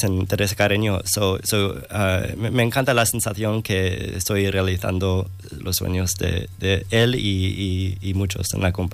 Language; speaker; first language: Spanish; non-native, fluent; English